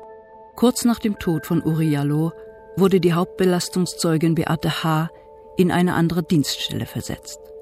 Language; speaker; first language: German; native; German